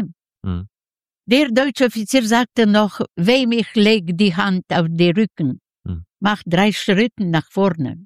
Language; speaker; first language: German; non-native, fluent; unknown